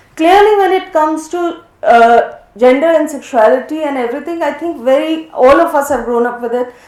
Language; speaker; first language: English; non-native, local second language; Hindi